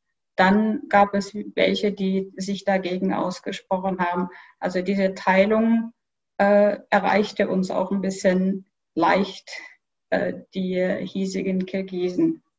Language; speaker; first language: German; non-native, fluent; Kyrgyz